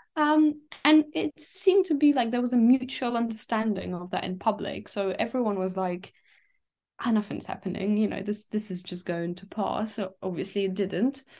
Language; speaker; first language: English; early bilingual, other home language; Ukrainian